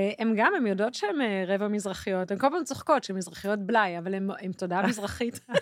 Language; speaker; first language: Hebrew; early bilingual, other home language; English